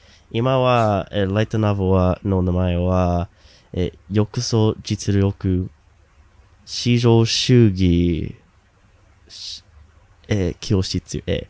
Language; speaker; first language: Japanese; non-native, learner; English